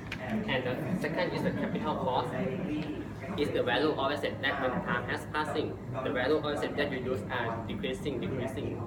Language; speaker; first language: English; non-native, learner; Thai